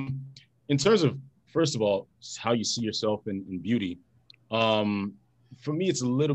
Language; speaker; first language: English; non-native, local second language; Yoruba